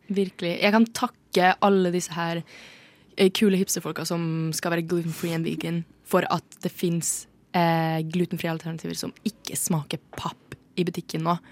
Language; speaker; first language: Norwegian; native; Norwegian